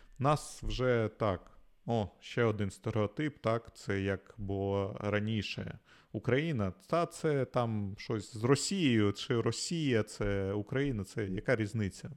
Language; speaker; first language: Ukrainian; non-native, local second language; Russian